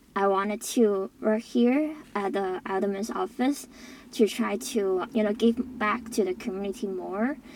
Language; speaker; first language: English; non-native, local second language; Cantonese